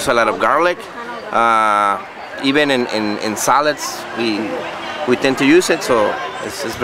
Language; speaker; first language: English; non-native, fluent; Spanish